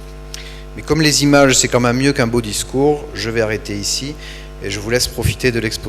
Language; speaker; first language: French; native; French